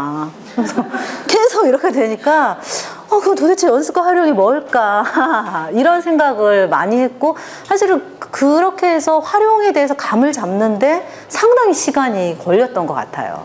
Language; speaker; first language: Korean; native; Korean